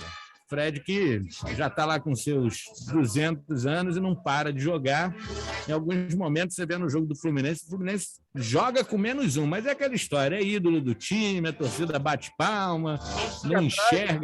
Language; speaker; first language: Portuguese; native; Portuguese